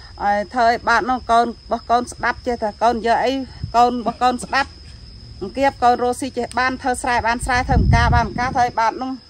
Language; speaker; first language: Vietnamese; non-native, local second language; Khmer